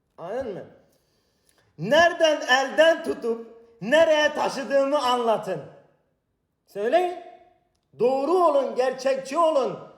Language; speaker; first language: Turkish; non-native, local second language; Kurdish